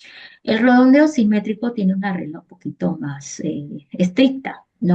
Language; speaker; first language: Spanish; native; Spanish